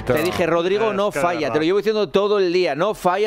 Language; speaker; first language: Spanish; native; Spanish